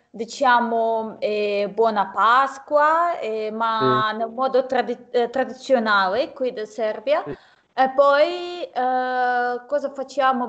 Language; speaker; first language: Italian; non-native, fluent; Serbian